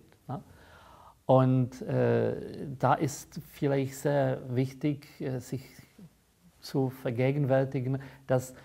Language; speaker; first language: German; non-native, fluent; Czech